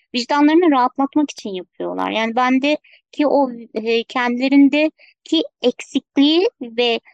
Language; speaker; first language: Turkish; native; Turkish